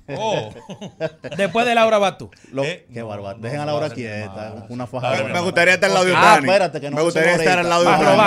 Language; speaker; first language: Spanish; native; Spanish